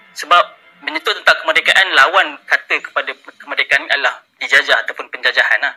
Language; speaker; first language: Malay; native; Malay